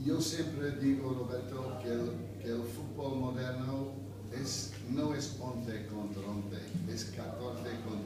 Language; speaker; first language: Spanish; non-native, fluent; English